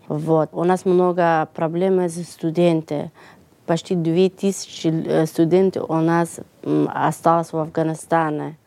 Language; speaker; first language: Russian; non-native, learner; Persian